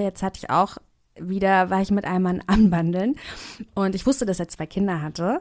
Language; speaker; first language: German; native; German